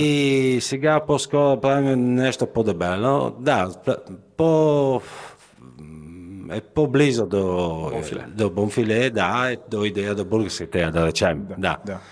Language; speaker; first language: Bulgarian; non-native, fluent; Italian